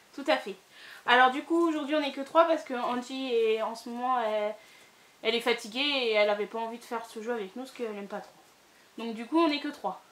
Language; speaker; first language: French; native; French